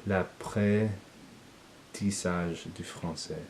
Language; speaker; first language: French; non-native, learner; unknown